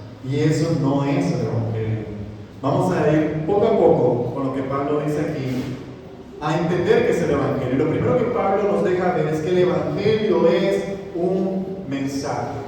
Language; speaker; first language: Spanish; native; Spanish